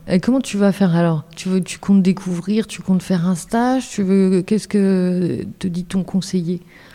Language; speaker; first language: French; native; French